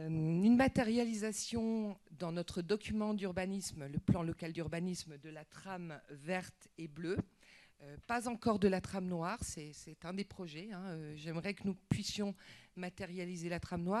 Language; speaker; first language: French; native; French